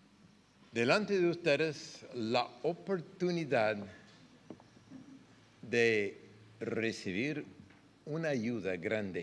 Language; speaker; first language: Spanish; non-native, fluent; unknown